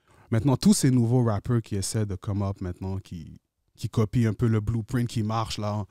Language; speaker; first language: French; native; French